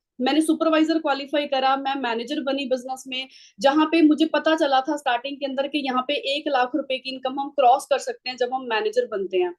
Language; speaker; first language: Hindi; non-native, local second language; Punjabi